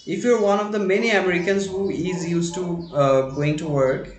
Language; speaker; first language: English; non-native, local second language; Bangla